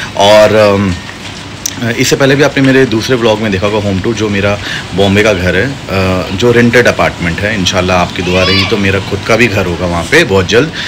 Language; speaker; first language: Hindi; native; Hindi